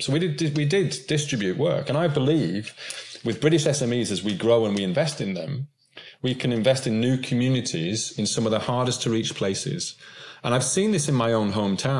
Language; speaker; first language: English; native; English